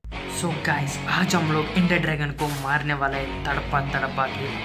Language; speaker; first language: Hindi; native; Hindi